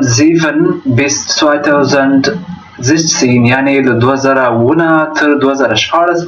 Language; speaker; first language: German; non-native, fluent; Pashto